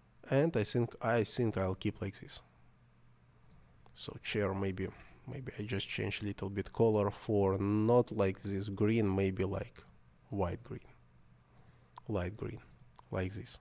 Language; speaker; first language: English; non-native, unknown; Russian